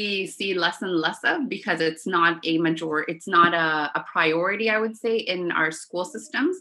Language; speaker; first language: English; non-native, fluent; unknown